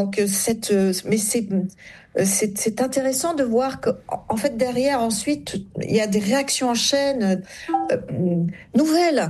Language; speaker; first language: French; native; French